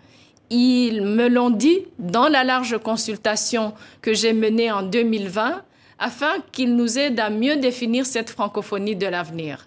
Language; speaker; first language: French; non-native, local second language; Kinyarwanda